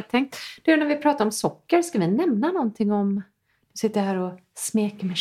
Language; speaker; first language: Swedish; native; Swedish